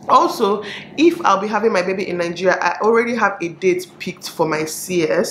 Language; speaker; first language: English; non-native, local second language; Igbo